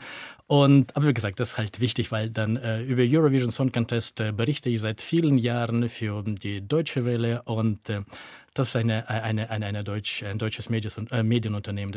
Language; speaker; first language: German; native; German